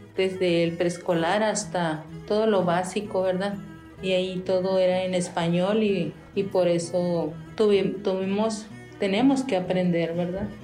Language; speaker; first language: Spanish; non-native, local second language; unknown